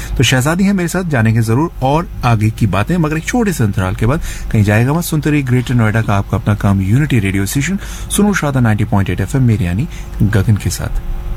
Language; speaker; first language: Hindi; native; Hindi